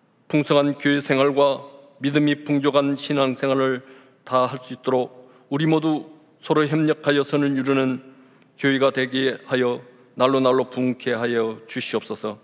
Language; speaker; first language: Korean; native; Korean